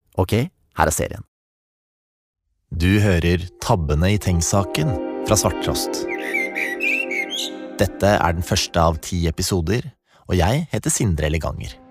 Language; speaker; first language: Norwegian; native; Norwegian